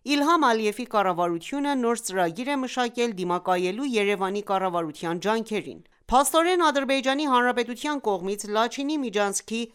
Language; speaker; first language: Armenian; early bilingual, heritage; Armenian